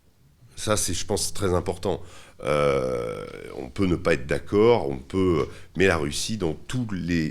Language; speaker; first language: French; native; French